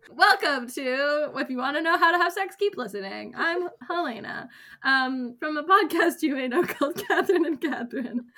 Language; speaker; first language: English; native; English